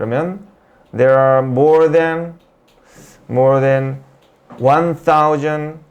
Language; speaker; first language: English; non-native, fluent; Korean